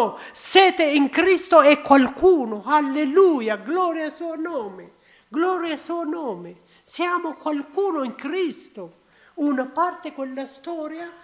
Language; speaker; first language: Italian; non-native, learner; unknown